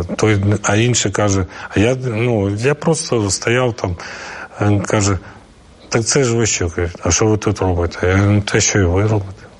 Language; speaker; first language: Ukrainian; non-native, local second language; Russian